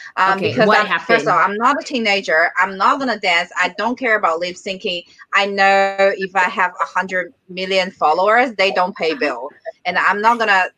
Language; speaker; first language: English; non-native, fluent; Chinese